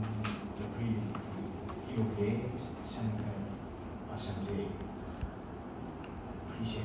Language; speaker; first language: French; non-native, learner; Korean